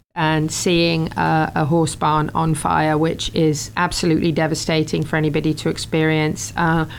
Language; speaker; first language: English; native; English